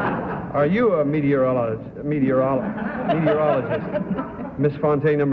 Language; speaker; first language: English; native; English